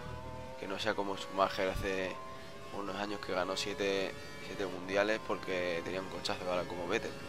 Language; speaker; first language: Spanish; native; Spanish